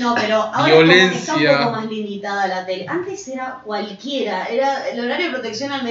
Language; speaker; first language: Spanish; native; Spanish